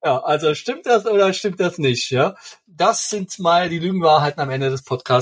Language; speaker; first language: German; native; German